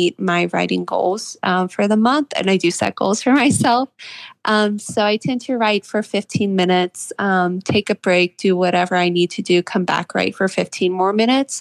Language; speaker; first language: English; native; English